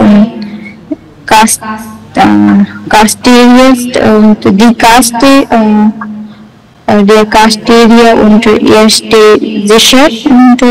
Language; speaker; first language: German; non-native, learner; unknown